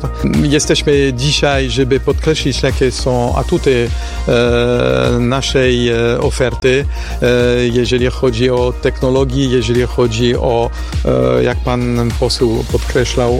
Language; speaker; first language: Polish; non-native, learner; French